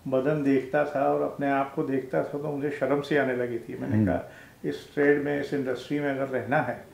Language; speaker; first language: Hindi; native; Hindi